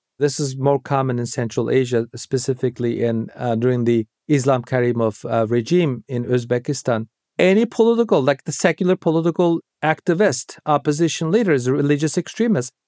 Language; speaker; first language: English; non-native, fluent; Uyghur